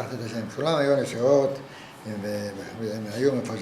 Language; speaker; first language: Hebrew; non-native, fluent; Yiddish